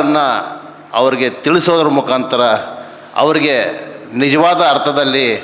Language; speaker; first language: Kannada; native; Kannada